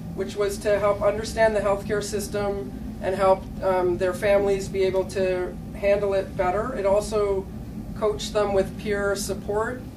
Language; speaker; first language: English; native; English